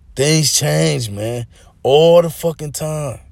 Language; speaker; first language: English; native; English